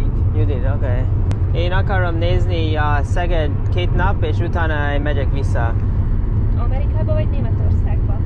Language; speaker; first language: Hungarian; non-native, learner; English